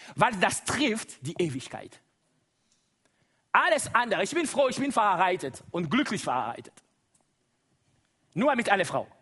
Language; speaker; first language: German; non-native, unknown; Lingala